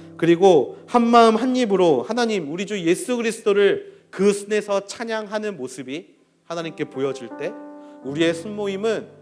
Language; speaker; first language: Korean; native; Korean